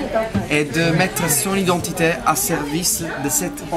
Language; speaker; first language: French; non-native, fluent; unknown